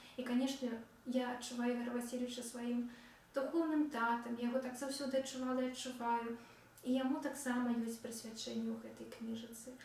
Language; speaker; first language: Belarusian; non-native, local second language; Russian